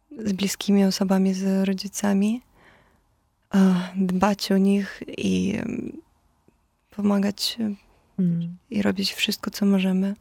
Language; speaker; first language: Polish; non-native, fluent; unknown